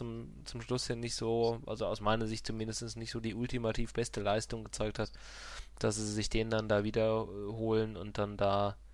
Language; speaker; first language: German; native; German